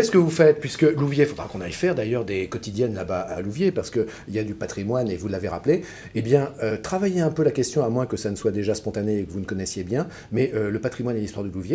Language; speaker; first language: French; native; French